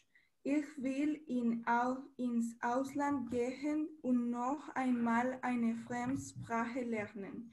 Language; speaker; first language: German; non-native, learner; Spanish